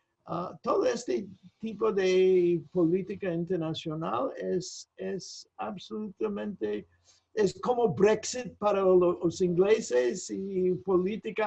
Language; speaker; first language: Spanish; non-native, fluent; English